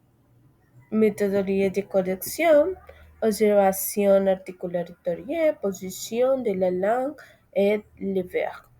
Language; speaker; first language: French; non-native, learner; Spanish